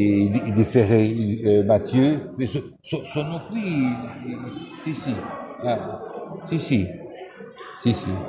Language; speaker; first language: Italian; non-native, fluent; French